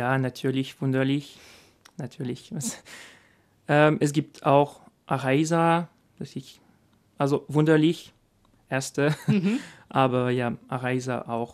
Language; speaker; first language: German; non-native, learner; French